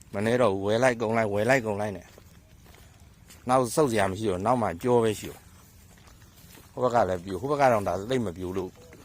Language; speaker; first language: Burmese; native; Burmese